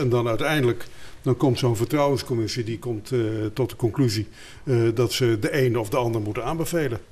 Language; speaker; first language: Dutch; native; Dutch